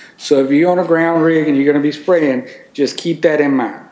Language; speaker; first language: English; native; English